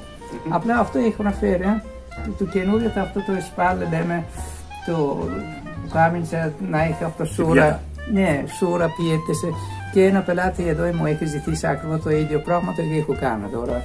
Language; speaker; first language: Greek; non-native, learner; Persian